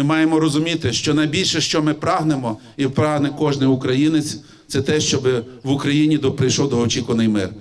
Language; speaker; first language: Ukrainian; native; Ukrainian